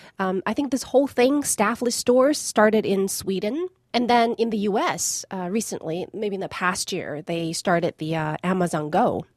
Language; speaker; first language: English; non-native, fluent; Chinese